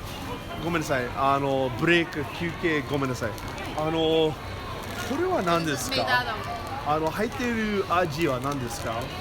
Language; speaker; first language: Japanese; non-native, learner; English